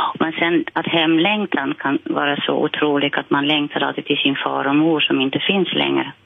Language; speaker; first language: Swedish; non-native, fluent; Dutch